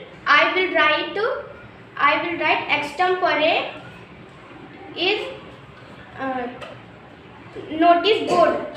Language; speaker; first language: English; non-native, learner; Hindi